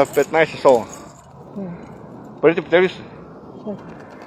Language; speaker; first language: Spanish; non-native, learner; Bulgarian